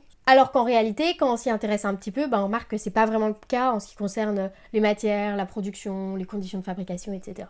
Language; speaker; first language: French; native; French